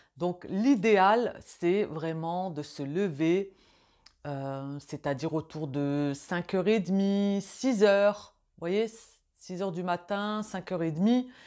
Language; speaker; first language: French; native; French